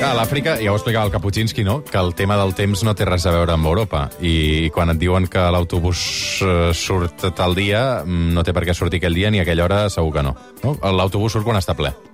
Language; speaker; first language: Catalan; native; Catalan